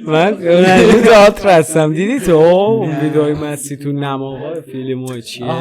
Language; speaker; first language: Persian; native; Persian